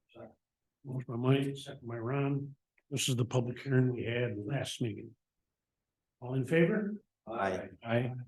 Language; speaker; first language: English; native; English